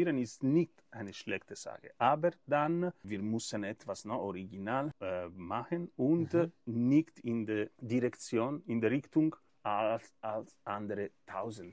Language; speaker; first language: German; non-native, learner; Italian